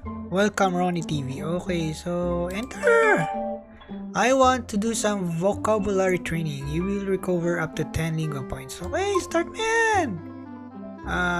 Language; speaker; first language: English; non-native, local second language; Filipino